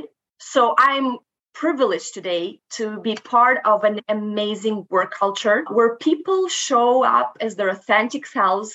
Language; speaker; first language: English; non-native, fluent; Romanian